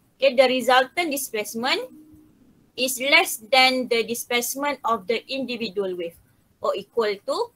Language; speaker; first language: English; non-native, local second language; Malay